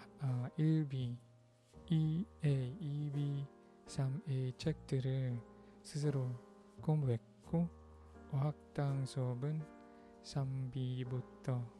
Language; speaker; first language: Korean; non-native, learner; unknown